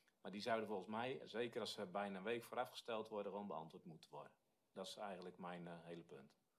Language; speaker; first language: Dutch; native; Dutch